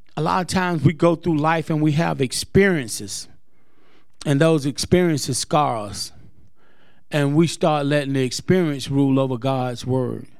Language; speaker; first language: English; native; English